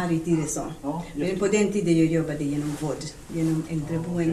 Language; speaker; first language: Swedish; non-native, learner; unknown